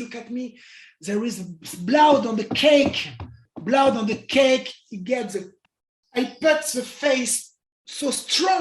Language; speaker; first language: English; non-native, learner; French